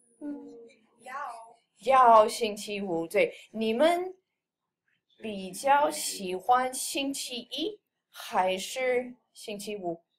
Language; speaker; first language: Chinese; non-native, fluent; English